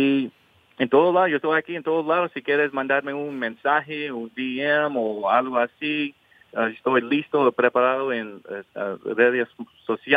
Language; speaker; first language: Spanish; early bilingual, heritage; English